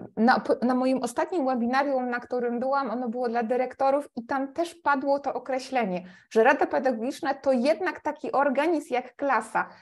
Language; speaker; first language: Polish; native; Polish